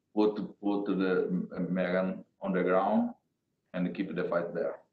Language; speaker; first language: English; non-native, learner; Portuguese